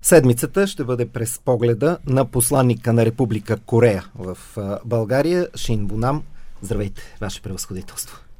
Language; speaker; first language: Bulgarian; native; Bulgarian